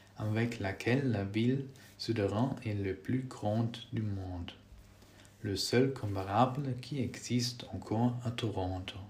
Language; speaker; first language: French; non-native, learner; German